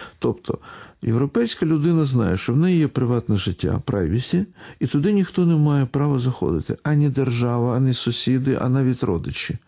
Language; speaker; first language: Ukrainian; non-native, local second language; Russian